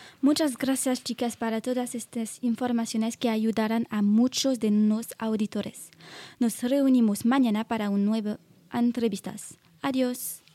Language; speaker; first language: Spanish; non-native, learner; French